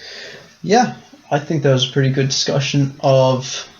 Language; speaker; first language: English; native; English